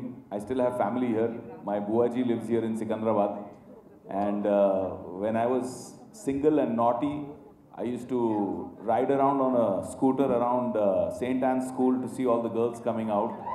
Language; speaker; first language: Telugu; non-native, local second language; Hindi